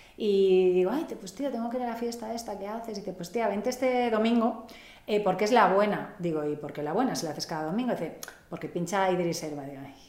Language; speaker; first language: Spanish; native; Spanish